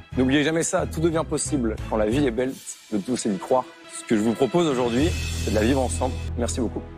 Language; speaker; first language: French; native; French